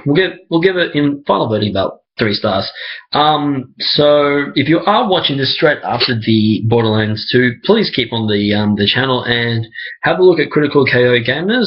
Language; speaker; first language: English; native; English